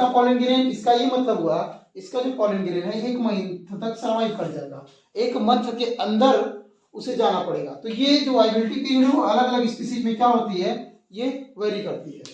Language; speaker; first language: Hindi; native; Hindi